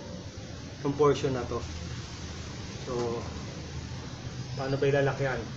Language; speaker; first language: Filipino; native; Filipino